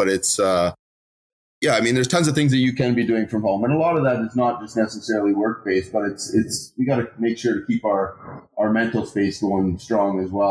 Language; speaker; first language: English; native; English